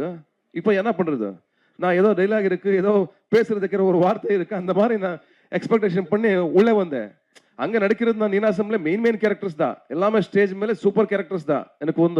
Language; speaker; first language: Tamil; non-native, learner; Kannada